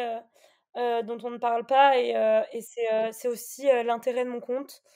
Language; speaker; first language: French; native; French